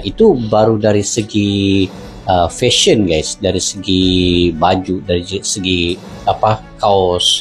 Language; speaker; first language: Malay; native; Malay